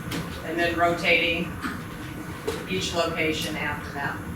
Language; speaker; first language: English; native; English